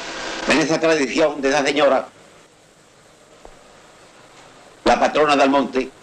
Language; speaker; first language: Spanish; native; Spanish